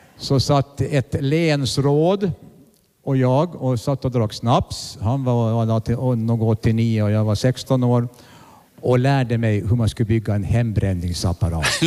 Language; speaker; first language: Swedish; native; Swedish